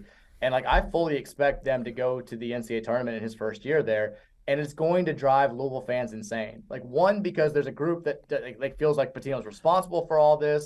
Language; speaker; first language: English; native; English